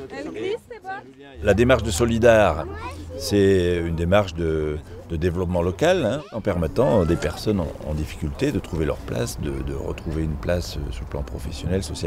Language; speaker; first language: French; native; French